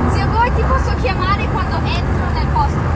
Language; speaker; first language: Italian; non-native, learner; English